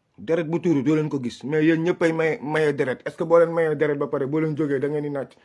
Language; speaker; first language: Wolof; non-native, local second language; Fula